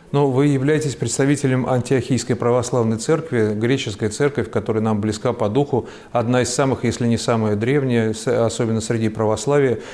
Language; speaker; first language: Russian; native; Russian